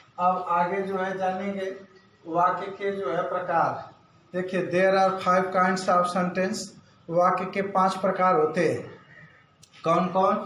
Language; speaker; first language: Hindi; native; Hindi